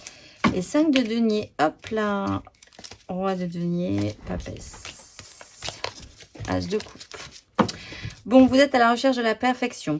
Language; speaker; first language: French; native; French